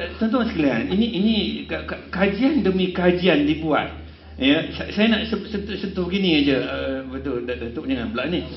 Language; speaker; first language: Malay; non-native, local second language; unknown